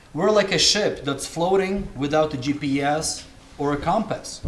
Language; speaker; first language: English; non-native, fluent; Russian